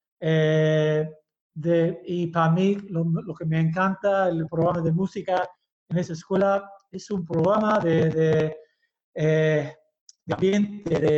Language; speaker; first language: Spanish; early bilingual, heritage; Basque